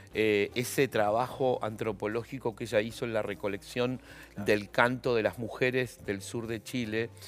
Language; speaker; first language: Spanish; native; Spanish